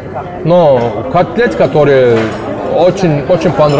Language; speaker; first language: Russian; non-native, learner; Turkish